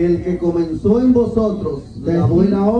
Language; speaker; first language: Spanish; native; Spanish